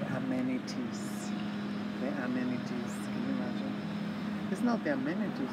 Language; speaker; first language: English; native; English